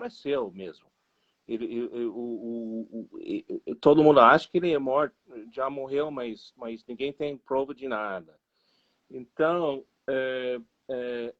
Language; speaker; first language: Portuguese; non-native, fluent; English